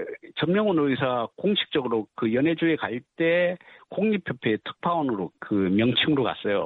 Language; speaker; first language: Korean; native; Korean